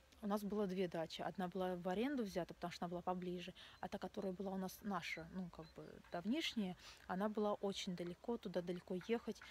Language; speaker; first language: Russian; native; Russian